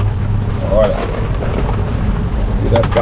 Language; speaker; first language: Portuguese; native; Portuguese